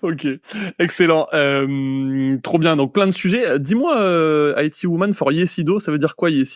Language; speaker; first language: French; native; French